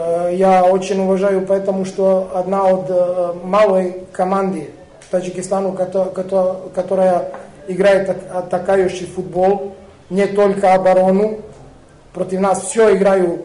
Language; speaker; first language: Russian; non-native, learner; Serbian